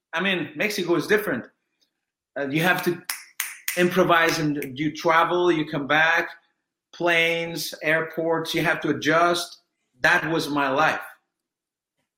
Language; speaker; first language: English; non-native, fluent; Spanish